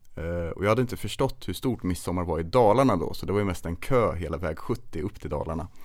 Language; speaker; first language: Swedish; native; Swedish